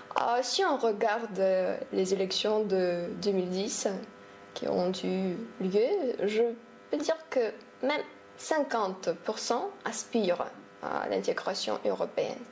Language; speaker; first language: French; non-native, fluent; Romanian